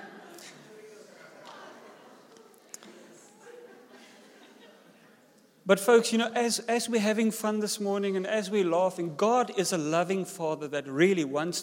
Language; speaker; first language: English; non-native, local second language; Afrikaans